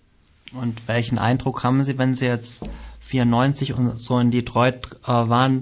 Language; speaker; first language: German; native; German